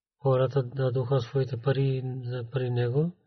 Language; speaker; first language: Bulgarian; non-native, learner; Urdu